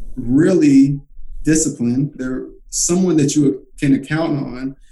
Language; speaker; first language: English; native; English